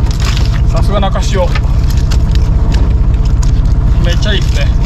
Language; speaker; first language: Japanese; native; Japanese